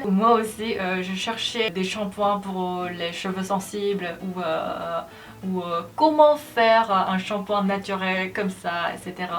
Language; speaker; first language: French; non-native, learner; Korean